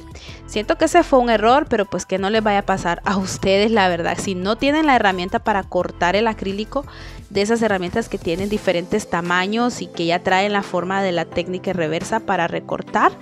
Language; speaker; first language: Spanish; native; Spanish